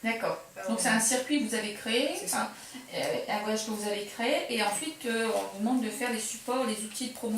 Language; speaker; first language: French; native; French